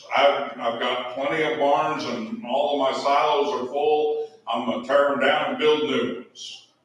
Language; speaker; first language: English; native; English